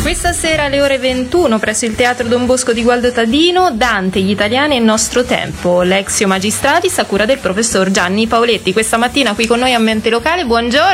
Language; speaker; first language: Italian; native; Italian